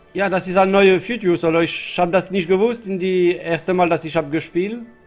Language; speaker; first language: German; non-native, learner; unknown